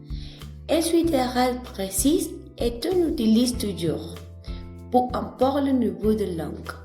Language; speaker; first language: French; non-native, learner; Spanish